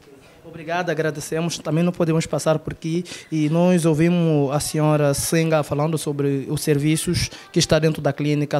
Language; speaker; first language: Portuguese; non-native, fluent; French